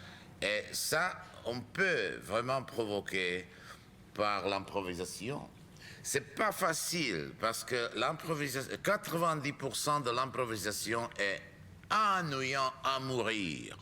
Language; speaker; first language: French; non-native, fluent; Czech